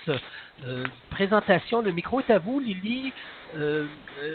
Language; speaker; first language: French; native; French